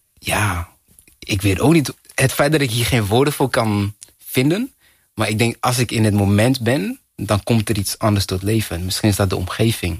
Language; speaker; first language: Dutch; early bilingual, other home language; Kinyarwanda